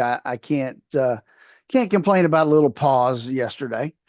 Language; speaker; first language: English; native; English